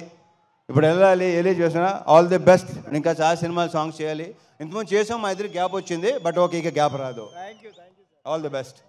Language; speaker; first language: Telugu; native; Telugu